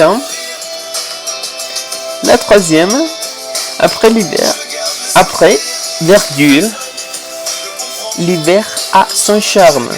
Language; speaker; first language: French; non-native, fluent; Spanish